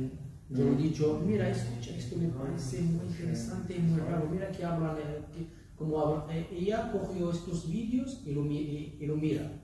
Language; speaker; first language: Spanish; non-native, learner; Arabic